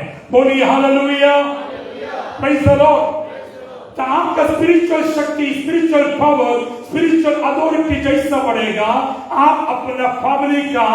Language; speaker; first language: Hindi; non-native, local second language; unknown